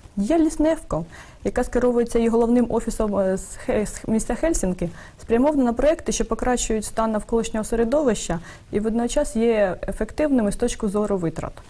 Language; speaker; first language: Ukrainian; native; Ukrainian